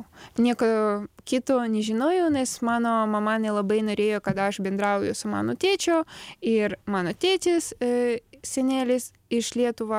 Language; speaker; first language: Lithuanian; non-native, learner; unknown